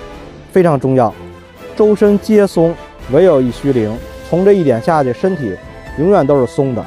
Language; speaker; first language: Chinese; native; Chinese